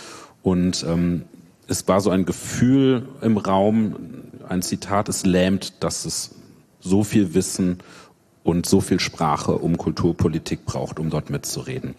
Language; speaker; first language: German; native; German